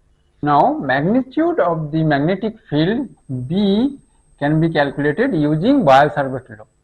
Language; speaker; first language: English; non-native, local second language; Hindi